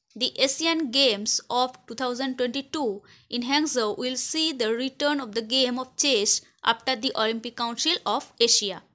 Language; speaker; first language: English; non-native, local second language; Bangla